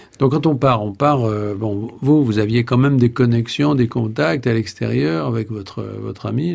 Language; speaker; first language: French; native; French